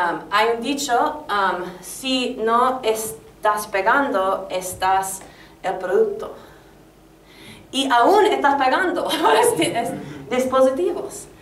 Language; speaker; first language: Spanish; non-native, learner; English